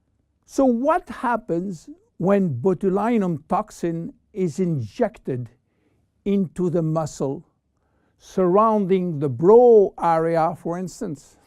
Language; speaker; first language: English; non-native, fluent; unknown